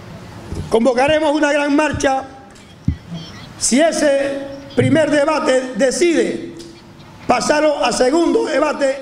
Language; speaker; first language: Spanish; native; Spanish